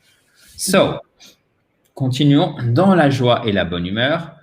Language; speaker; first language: French; native; French